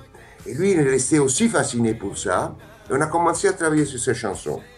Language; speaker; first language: French; non-native, fluent; Italian